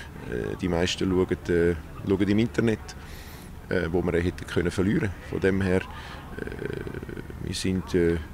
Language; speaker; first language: German; native; German